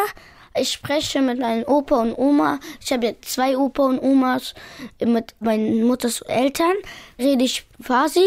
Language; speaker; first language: German; early bilingual, other home language; Pashto